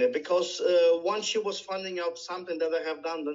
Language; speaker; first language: English; non-native, learner; Portuguese